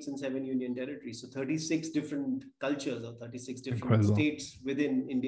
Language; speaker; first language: English; non-native, local second language; Punjabi